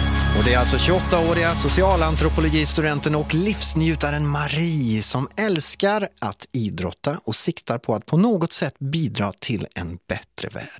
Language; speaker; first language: Swedish; native; Swedish